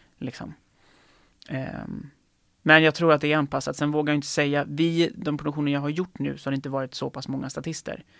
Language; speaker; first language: Swedish; native; Swedish